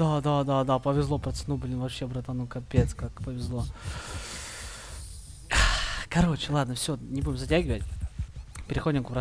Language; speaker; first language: Russian; native; Russian